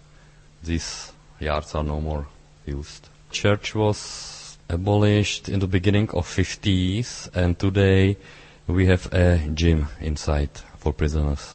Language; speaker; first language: English; non-native, fluent; Czech